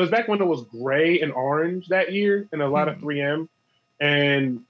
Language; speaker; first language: English; native; English